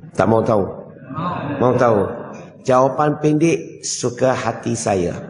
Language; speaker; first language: Malay; non-native, local second language; Chinese